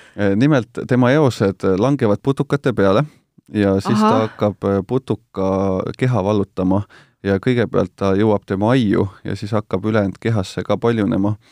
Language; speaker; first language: Estonian; native; Estonian